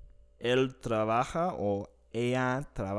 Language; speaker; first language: Spanish; non-native, fluent; English